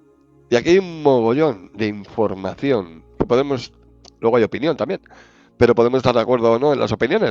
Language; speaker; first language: Spanish; native; Spanish